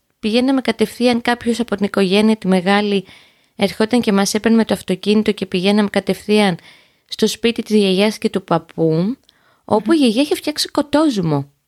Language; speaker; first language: Greek; native; Greek